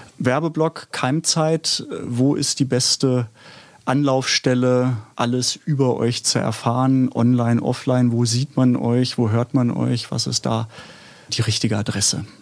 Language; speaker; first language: German; native; German